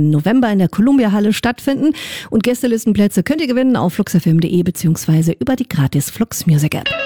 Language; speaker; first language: German; native; German